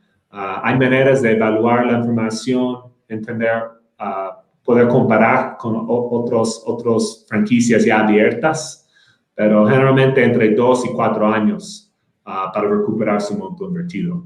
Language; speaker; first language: Spanish; non-native, fluent; English